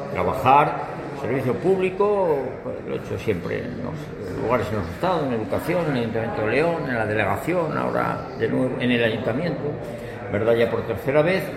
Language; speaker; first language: Spanish; native; Spanish